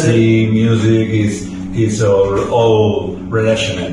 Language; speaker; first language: English; non-native, learner; Spanish